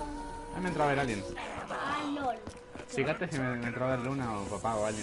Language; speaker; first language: Spanish; native; Spanish